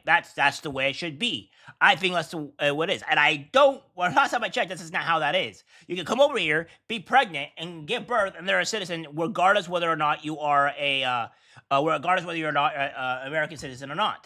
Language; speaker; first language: English; native; English